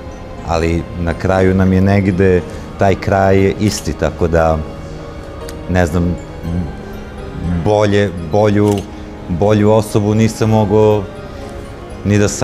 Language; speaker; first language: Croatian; early bilingual, heritage; Croatian